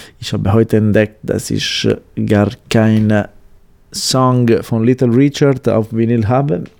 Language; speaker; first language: German; non-native, fluent; Italian